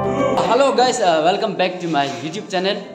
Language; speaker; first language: Hindi; non-native, local second language; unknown